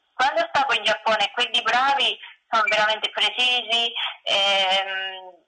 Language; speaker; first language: Italian; non-native, learner; Japanese